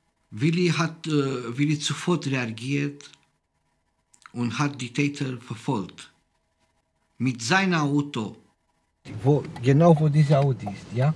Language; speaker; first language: German; non-native, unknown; Romanian